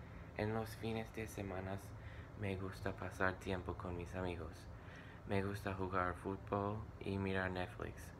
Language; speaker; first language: Spanish; non-native, learner; English